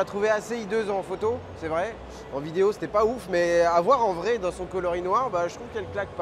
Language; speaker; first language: French; native; French